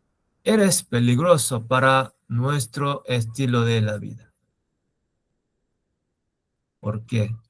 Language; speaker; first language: Spanish; non-native, learner; Korean